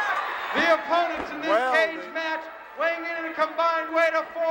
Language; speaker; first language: English; native; English